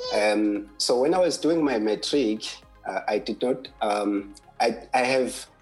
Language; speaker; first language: English; non-native, local second language; Zulu